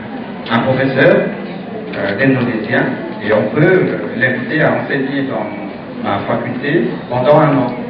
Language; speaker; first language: French; non-native, fluent; Thai